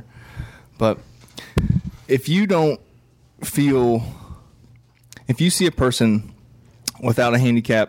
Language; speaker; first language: English; native; English